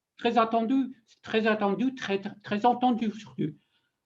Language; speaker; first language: French; non-native, fluent; Persian